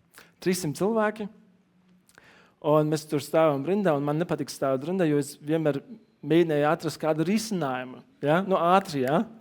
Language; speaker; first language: Latvian; non-native, learner; German